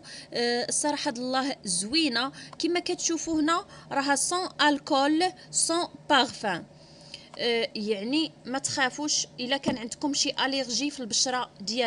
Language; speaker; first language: Arabic; native; Arabic